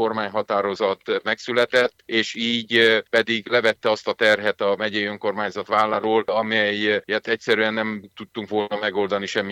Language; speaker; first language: Hungarian; native; Hungarian